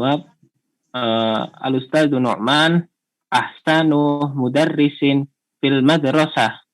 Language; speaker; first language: Arabic; non-native, learner; Indonesian